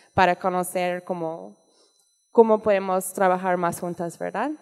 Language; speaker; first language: Spanish; non-native, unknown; English